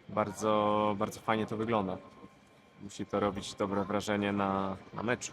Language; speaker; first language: Polish; native; Polish